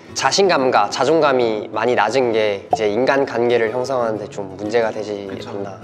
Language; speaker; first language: Korean; native; Korean